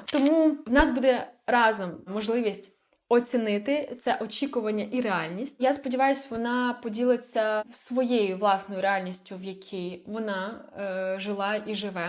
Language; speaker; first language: Ukrainian; native; Ukrainian